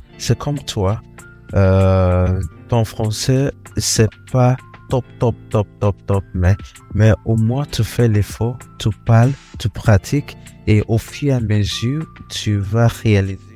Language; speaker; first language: French; non-native, learner; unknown